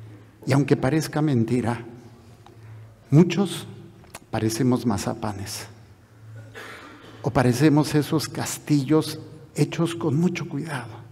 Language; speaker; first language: Spanish; native; Spanish